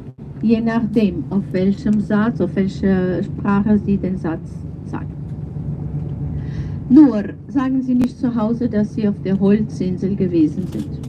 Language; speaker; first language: German; non-native, fluent; Portuguese